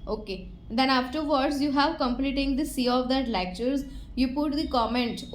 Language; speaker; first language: English; non-native, local second language; Gujarati